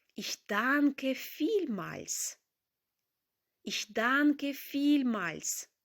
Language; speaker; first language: German; non-native, learner; Ukrainian